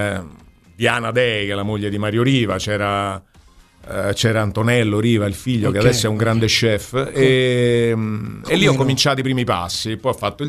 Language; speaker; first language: Italian; native; Italian